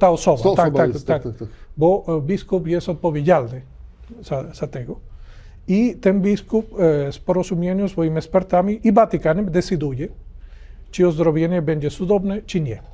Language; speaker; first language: Polish; non-native, learner; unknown